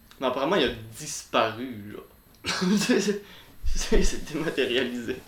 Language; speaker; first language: French; native; French